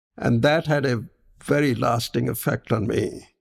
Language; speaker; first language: English; non-native, local second language; Punjabi